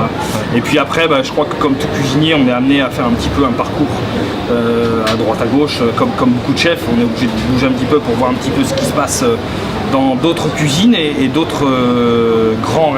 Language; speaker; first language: French; native; French